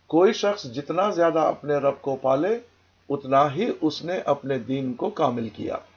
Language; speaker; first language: Urdu; native; Urdu